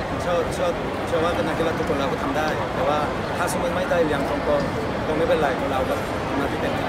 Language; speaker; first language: Thai; non-native, fluent; Korean